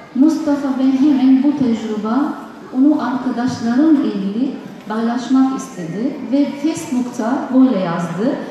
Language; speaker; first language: Turkish; non-native, learner; Arabic